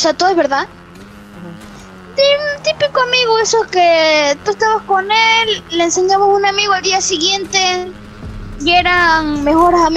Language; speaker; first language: Spanish; native; Spanish